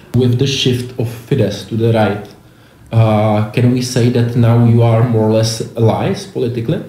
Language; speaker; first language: English; non-native, fluent; Czech